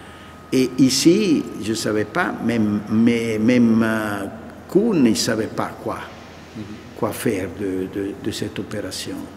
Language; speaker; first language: French; non-native, fluent; Italian